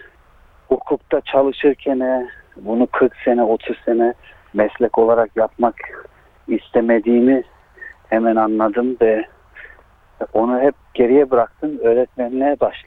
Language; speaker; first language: Turkish; early bilingual, heritage; Turkish